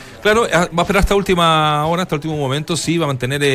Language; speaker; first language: Spanish; native; Spanish